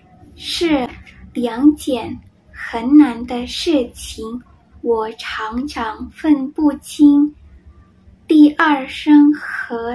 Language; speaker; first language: Chinese; non-native, fluent; Indonesian